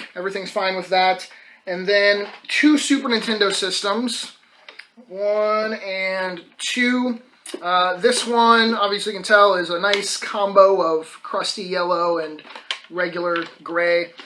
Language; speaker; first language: English; native; English